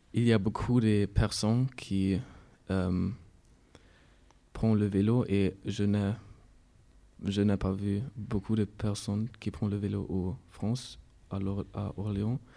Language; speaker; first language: French; non-native, learner; German